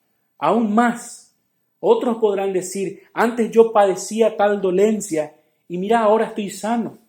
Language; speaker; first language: Spanish; native; Spanish